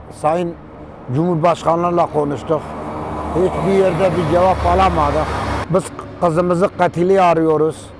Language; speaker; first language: Turkish; non-native, local second language; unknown